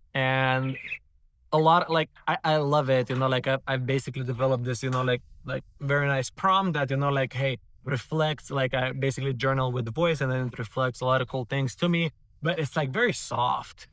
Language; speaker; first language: English; non-native, fluent; Romanian